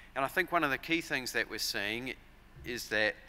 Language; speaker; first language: English; native; English